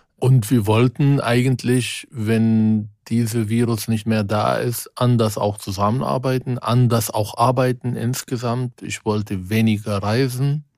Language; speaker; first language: German; non-native, fluent; Arabic